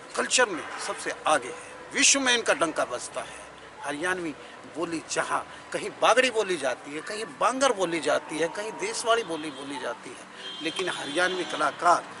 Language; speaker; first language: Hindi; native; Hindi